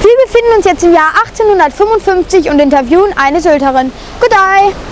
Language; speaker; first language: German; native; German